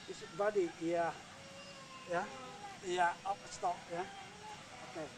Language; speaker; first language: English; non-native, learner; Indonesian